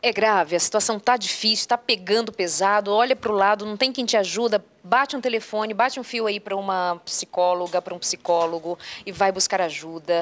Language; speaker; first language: Portuguese; native; Portuguese